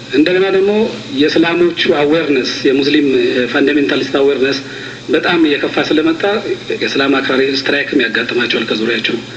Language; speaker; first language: Amharic; native; Amharic